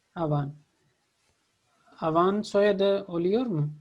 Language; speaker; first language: Turkish; non-native, fluent; Urdu